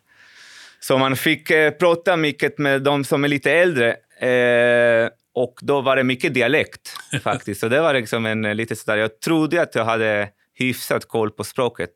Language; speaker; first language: Swedish; non-native, fluent; Spanish